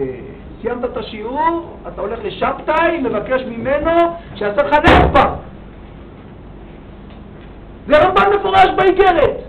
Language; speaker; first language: Hebrew; native; Hebrew